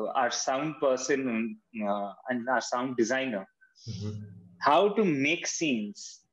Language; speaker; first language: English; non-native, local second language; Hindi